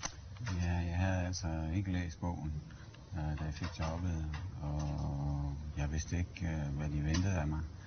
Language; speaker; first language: Danish; early bilingual, heritage; English